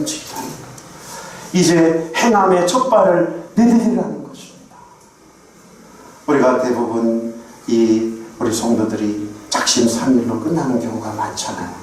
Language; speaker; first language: Korean; native; Korean